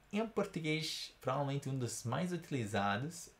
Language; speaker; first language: Portuguese; non-native, fluent; Italian